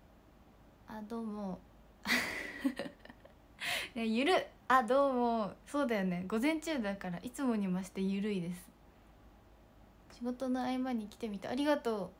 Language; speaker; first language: Japanese; native; Japanese